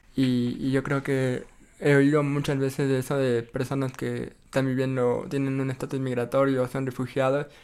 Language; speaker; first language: Spanish; native; Spanish